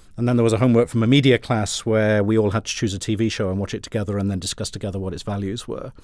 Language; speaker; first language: English; native; English